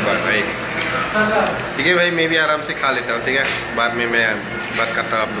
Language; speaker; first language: Hindi; non-native, local second language; Bangla